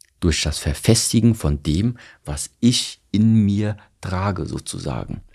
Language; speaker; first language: German; early bilingual, other home language; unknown